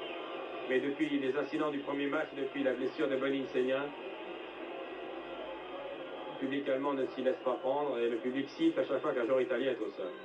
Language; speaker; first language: French; native; French